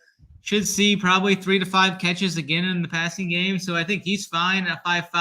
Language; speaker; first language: English; native; English